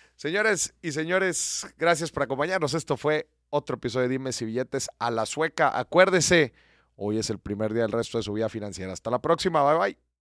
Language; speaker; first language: Spanish; native; Spanish